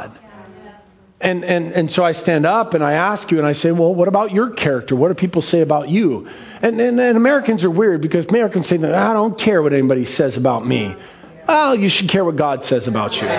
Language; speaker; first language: English; native; English